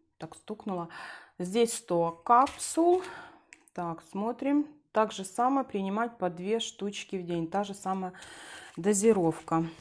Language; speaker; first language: Russian; non-native, local second language; Ukrainian